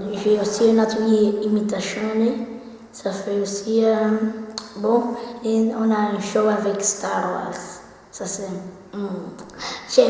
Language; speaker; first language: French; non-native, learner; Dutch